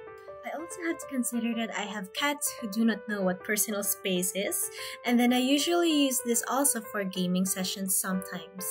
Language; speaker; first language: English; non-native, local second language; Filipino